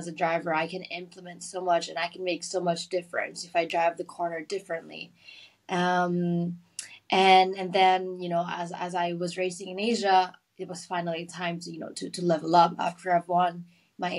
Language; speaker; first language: English; non-native, local second language; Filipino